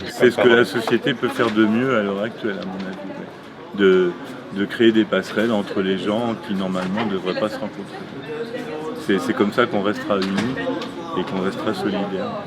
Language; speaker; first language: French; native; French